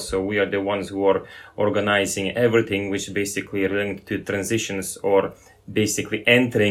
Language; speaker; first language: English; non-native, fluent; Lithuanian